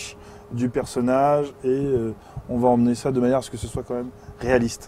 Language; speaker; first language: French; native; French